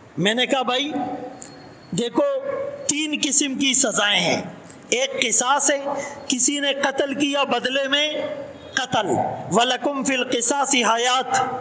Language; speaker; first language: Urdu; non-native, local second language; Pashto